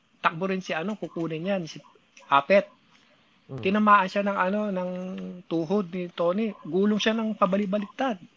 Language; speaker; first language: Filipino; non-native, local second language; Pangasinan